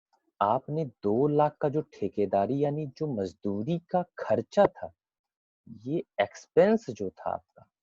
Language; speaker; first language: Hindi; native; Hindi